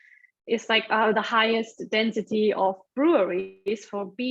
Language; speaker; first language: English; non-native, fluent; German